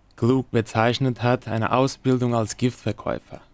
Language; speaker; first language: German; non-native, fluent; Portuguese